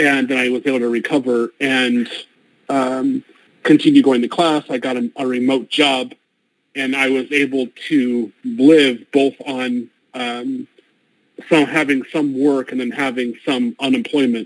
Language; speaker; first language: English; native; English